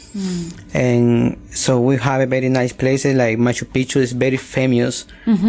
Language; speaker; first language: English; non-native, learner; Spanish